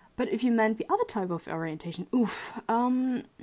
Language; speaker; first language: English; early bilingual, other home language; German